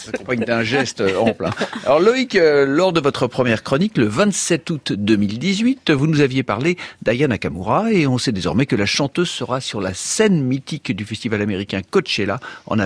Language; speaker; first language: French; native; French